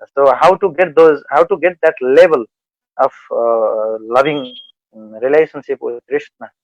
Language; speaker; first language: English; non-native, local second language; Nepali